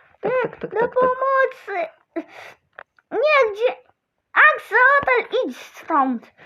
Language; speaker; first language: Polish; non-native, learner; Russian